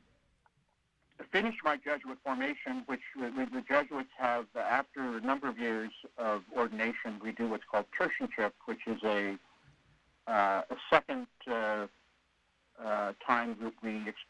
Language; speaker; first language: English; native; English